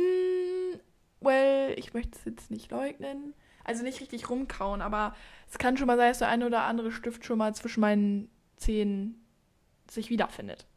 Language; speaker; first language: German; native; German